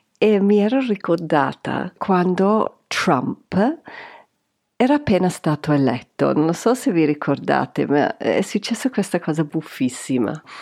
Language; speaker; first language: Italian; non-native, fluent; English